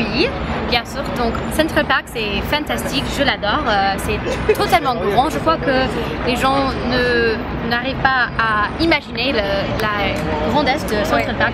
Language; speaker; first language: French; non-native, fluent; English